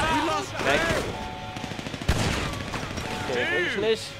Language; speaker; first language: German; native; German